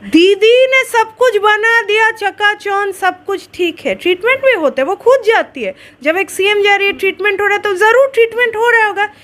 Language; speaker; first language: Hindi; non-native, local second language; Bangla